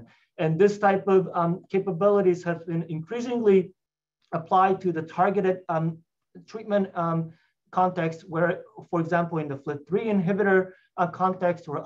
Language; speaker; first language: English; non-native, fluent; Japanese